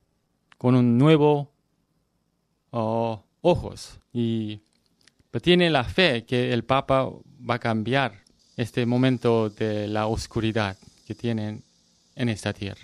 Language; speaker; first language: Spanish; non-native, learner; Korean